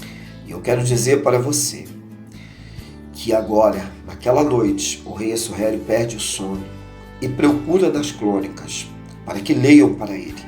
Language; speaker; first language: Portuguese; native; Portuguese